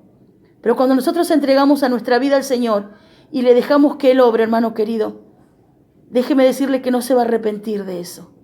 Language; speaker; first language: Spanish; native; Spanish